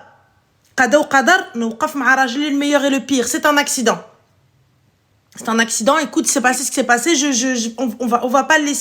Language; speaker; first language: French; early bilingual, other home language; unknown